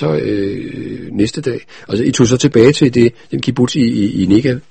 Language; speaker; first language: Danish; native; Danish